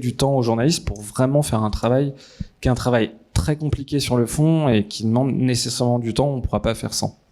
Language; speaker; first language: French; native; French